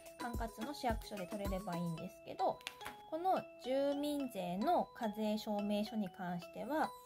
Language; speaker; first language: Japanese; native; Japanese